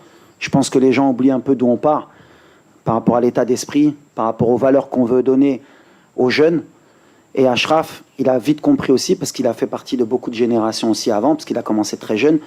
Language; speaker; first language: French; native; French